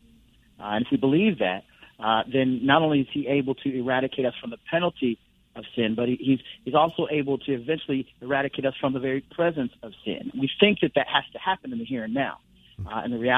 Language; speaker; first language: English; native; English